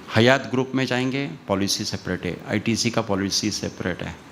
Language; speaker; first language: Hindi; non-native, local second language; Marathi